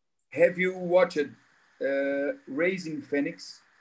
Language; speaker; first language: English; non-native, learner; Portuguese